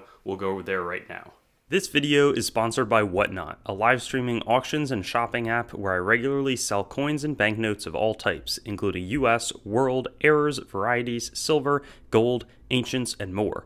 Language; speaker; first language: English; native; English